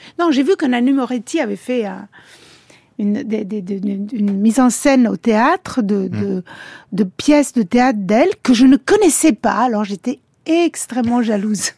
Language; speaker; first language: French; early bilingual, other home language; Italian